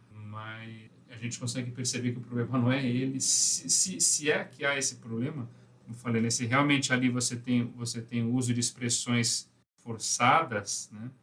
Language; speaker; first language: Portuguese; native; Portuguese